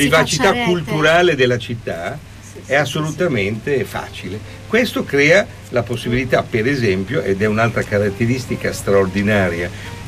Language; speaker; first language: Italian; native; Italian